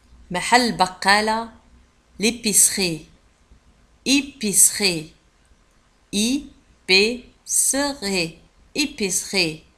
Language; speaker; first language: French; non-native, local second language; Arabic